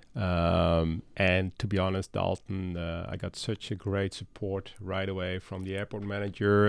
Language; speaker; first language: English; non-native, fluent; Dutch